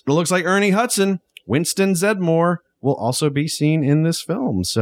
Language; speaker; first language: English; native; English